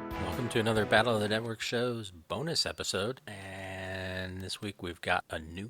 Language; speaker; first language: English; native; English